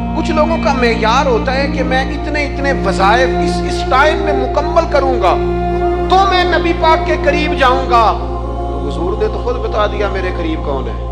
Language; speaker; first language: Urdu; non-native, local second language; Punjabi